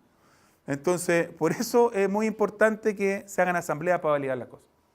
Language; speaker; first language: Spanish; native; Spanish